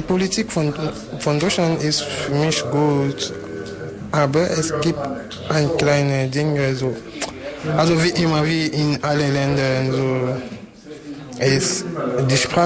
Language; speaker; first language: German; non-native, fluent; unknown